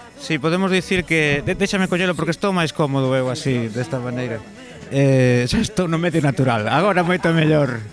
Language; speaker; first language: Galician; non-native, local second language; Spanish